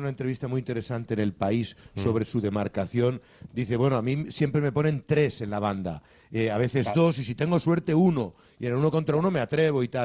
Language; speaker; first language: Spanish; native; Spanish